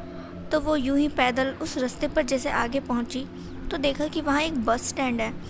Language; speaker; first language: Hindi; native; Hindi